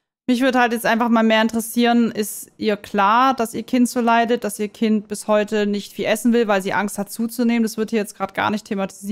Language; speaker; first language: German; native; German